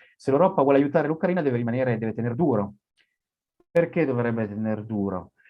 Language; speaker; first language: Italian; native; Italian